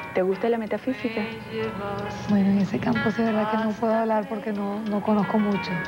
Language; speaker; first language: Spanish; native; Spanish